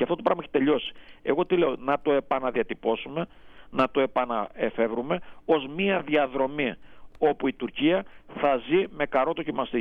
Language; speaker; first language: Greek; native; Greek